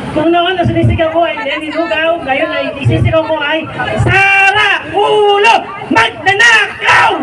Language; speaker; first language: Filipino; native; Filipino